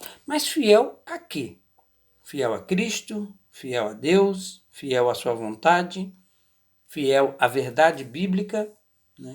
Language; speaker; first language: Portuguese; native; Portuguese